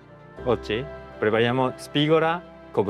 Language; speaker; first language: Italian; non-native, learner; Japanese